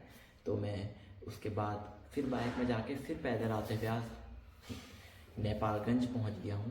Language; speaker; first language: Hindi; native; Hindi